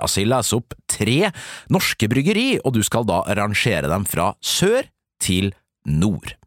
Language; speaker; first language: Norwegian; native; Norwegian